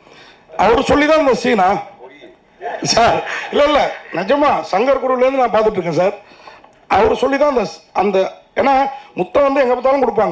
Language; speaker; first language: Tamil; native; Tamil